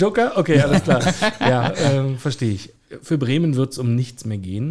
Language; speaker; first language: German; native; German